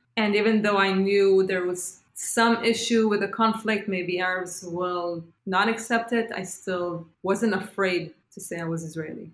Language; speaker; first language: English; non-native, fluent; Hebrew